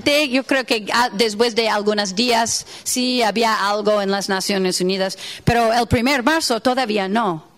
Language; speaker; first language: Spanish; non-native, fluent; English